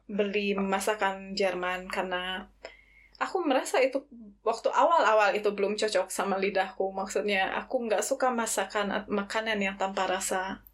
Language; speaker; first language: Indonesian; native; Indonesian